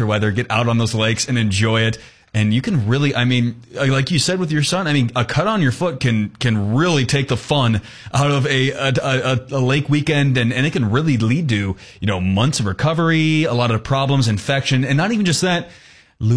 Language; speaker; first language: English; native; English